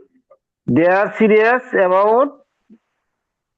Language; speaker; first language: English; non-native, learner; Bangla